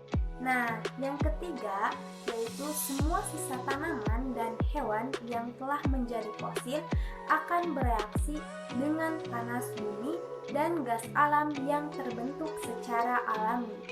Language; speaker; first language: Indonesian; native; Indonesian